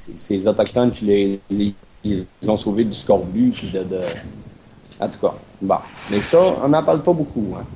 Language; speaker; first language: French; native; French